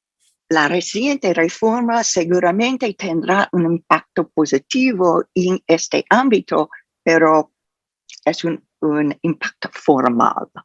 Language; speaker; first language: Spanish; non-native, fluent; English